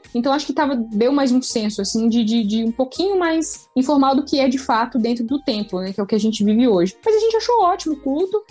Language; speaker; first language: Portuguese; native; Portuguese